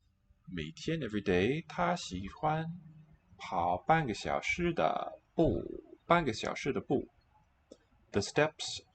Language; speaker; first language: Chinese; non-native, learner; English